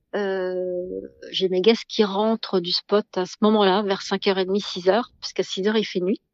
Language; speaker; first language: French; native; French